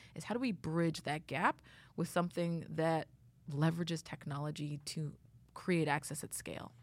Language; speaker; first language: English; native; English